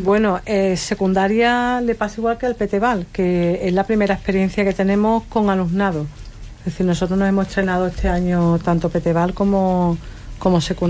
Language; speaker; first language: Spanish; native; Spanish